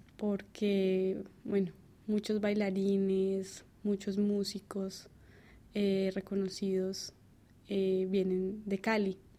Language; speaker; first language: Spanish; native; Spanish